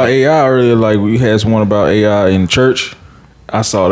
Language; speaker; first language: English; native; English